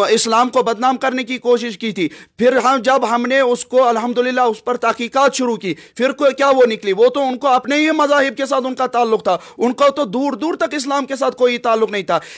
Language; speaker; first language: Hindi; non-native, local second language; Kashmiri